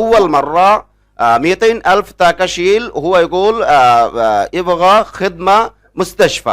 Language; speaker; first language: Arabic; non-native, learner; Bangla